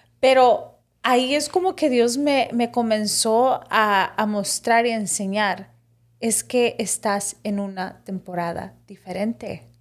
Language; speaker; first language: Spanish; early bilingual, heritage; Spanish